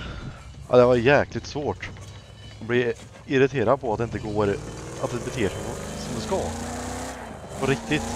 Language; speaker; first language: Swedish; native; Swedish